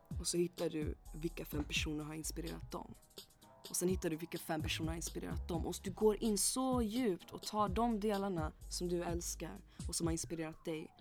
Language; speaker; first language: Swedish; early bilingual, other home language; English